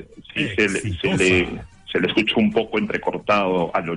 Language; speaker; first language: Spanish; native; Spanish